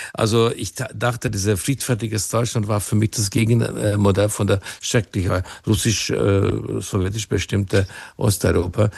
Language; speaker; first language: German; non-native, fluent; Hungarian